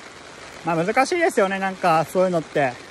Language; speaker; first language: Japanese; native; Japanese